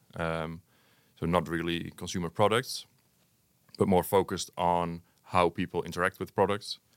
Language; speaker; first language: English; non-native, fluent; Dutch